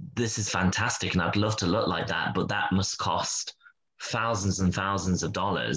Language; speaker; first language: English; native; English